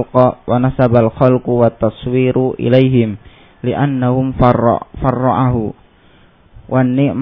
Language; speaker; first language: Arabic; non-native, learner; Indonesian